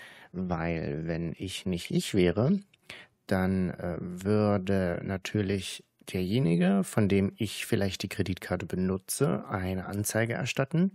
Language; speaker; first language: German; native; German